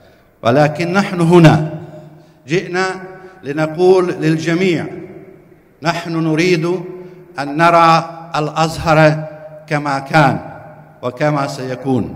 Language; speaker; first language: Arabic; non-native, fluent; Bosnian